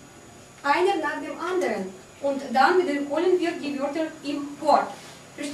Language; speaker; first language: German; non-native, fluent; Russian